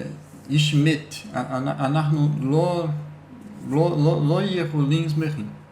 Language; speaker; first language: Hebrew; non-native, learner; Portuguese